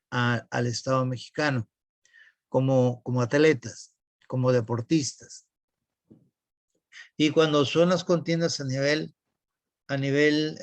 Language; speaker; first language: Spanish; native; Spanish